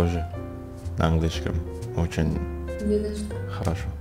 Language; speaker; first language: Russian; non-native, learner; Indonesian